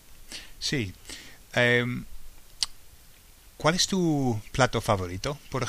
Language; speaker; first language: Spanish; non-native, fluent; English